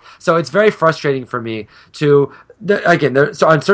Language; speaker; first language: English; native; English